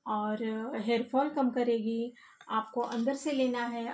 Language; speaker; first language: Hindi; non-native, local second language; Marathi